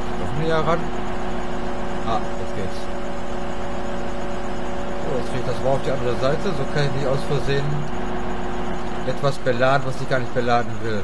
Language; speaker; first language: German; native; German